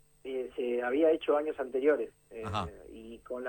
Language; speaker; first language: Spanish; native; Spanish